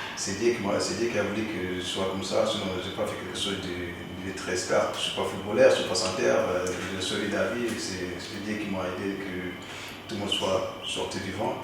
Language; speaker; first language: French; non-native, local second language; Soninke